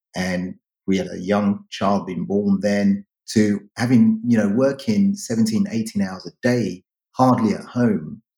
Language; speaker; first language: English; native; English